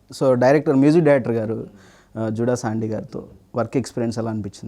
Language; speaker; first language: Telugu; native; Telugu